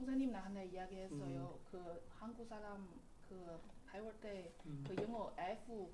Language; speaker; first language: Korean; non-native, learner; Chinese